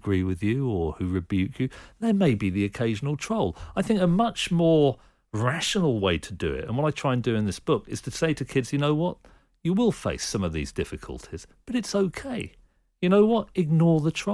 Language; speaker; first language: English; native; English